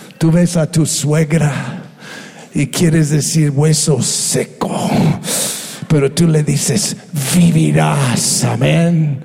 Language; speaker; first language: Spanish; non-native, fluent; English